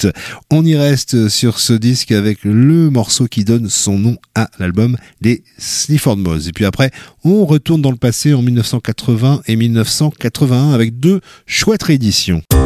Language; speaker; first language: French; native; French